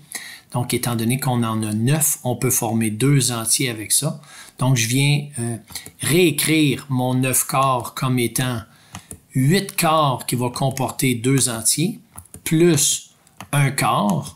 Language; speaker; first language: French; native; French